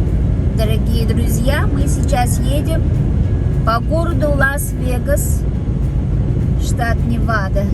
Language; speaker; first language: Russian; non-native, local second language; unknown